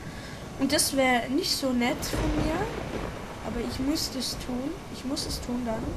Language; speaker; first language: German; native; German